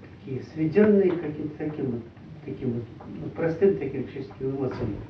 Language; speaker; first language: Russian; native; Russian